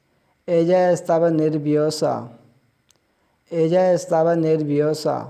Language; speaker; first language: Spanish; non-native, fluent; Urdu